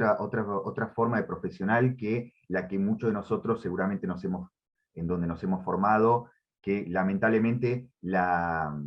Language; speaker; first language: Spanish; native; Spanish